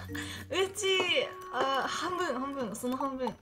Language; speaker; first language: Japanese; early bilingual, heritage; Japanese